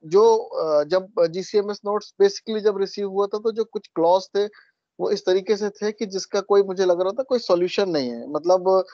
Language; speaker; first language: Hindi; native; Hindi